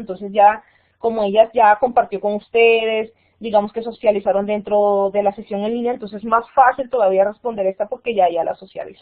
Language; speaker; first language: Spanish; native; Spanish